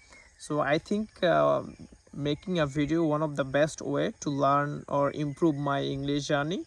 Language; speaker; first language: English; non-native, learner; Bangla